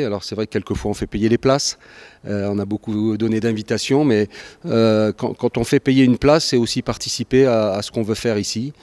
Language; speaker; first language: French; native; French